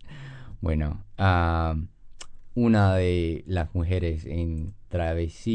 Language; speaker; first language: Spanish; non-native, learner; English